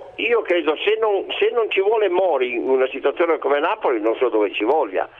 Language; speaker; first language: Italian; native; Italian